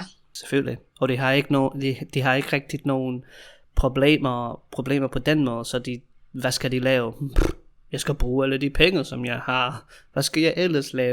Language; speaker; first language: Danish; non-native, fluent; English